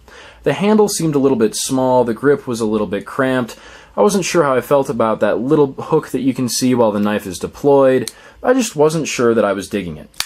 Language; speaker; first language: English; native; English